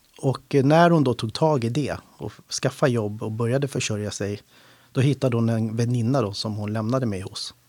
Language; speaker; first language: Swedish; native; Swedish